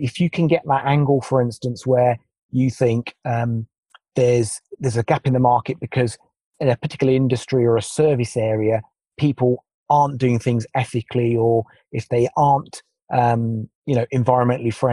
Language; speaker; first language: English; native; English